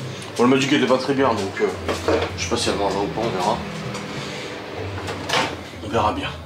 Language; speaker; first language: French; native; French